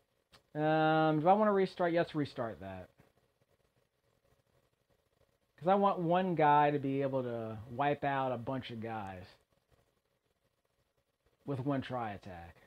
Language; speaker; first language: English; native; English